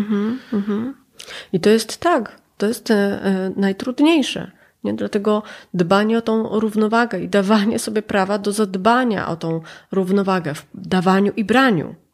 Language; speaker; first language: Polish; native; Polish